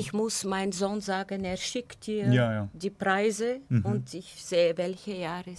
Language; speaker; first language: German; non-native, fluent; Bulgarian